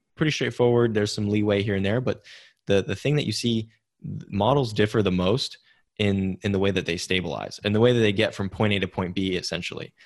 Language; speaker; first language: English; native; English